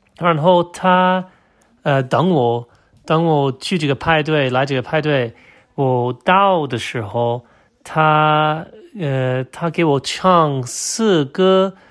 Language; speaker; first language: Chinese; non-native, learner; English